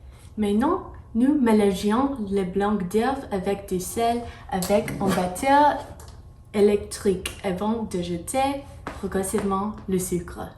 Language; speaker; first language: French; non-native, learner; English